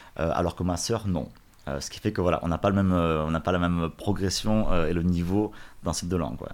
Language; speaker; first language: French; early bilingual, other home language; Russian